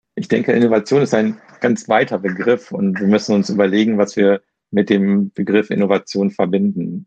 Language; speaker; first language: German; native; German